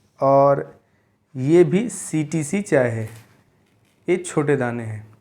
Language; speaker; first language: Hindi; native; Hindi